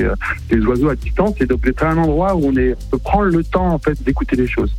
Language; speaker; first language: French; native; French